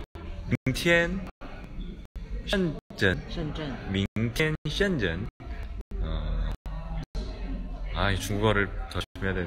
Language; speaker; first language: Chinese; non-native, learner; Korean